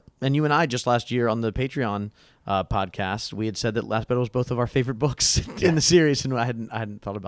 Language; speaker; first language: English; native; English